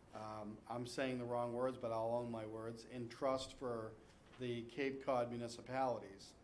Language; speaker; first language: English; native; English